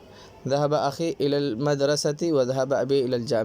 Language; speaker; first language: Arabic; non-native, fluent; Urdu